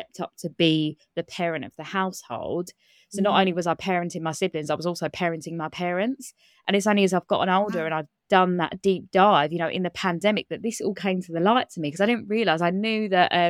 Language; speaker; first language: English; native; English